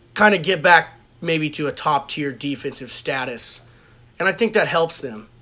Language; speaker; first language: English; native; English